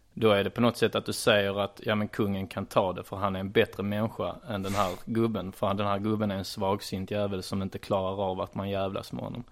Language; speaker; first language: Swedish; native; Swedish